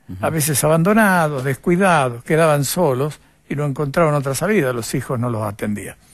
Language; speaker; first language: Spanish; native; Spanish